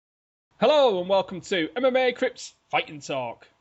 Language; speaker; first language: English; native; English